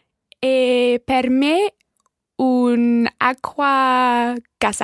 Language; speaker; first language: Italian; non-native, learner; English